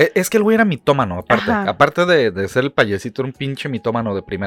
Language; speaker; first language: Spanish; native; Spanish